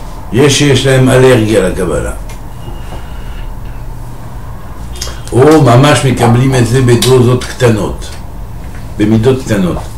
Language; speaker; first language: Hebrew; non-native, fluent; French